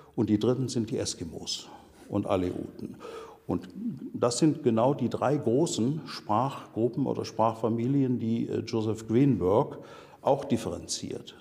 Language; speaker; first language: German; native; German